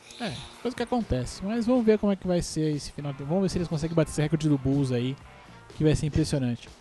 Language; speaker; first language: Portuguese; native; Portuguese